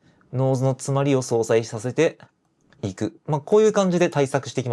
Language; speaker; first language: Japanese; native; Japanese